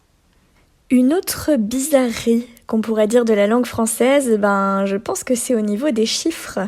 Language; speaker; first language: French; native; French